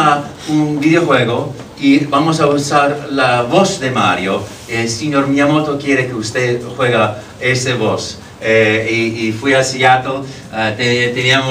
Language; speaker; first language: Spanish; non-native, fluent; English